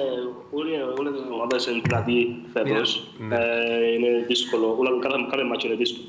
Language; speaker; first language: Greek; early bilingual, other home language; English